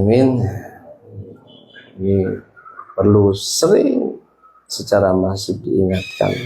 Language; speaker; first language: Indonesian; native; Indonesian